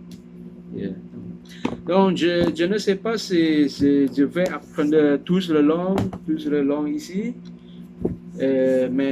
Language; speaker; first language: French; non-native, learner; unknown